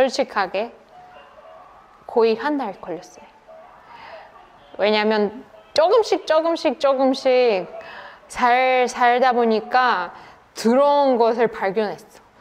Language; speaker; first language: Korean; non-native, fluent; Russian